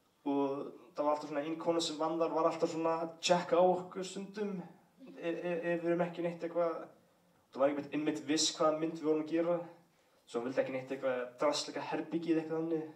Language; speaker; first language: Icelandic; early bilingual, heritage; English